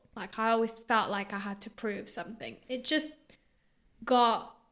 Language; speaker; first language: English; early bilingual, other home language; Greek